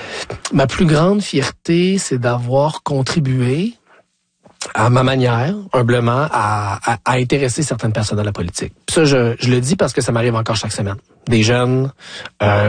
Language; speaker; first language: French; native; French